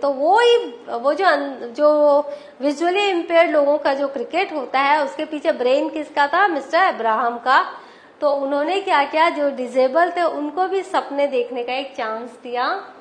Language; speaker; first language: Hindi; native; Hindi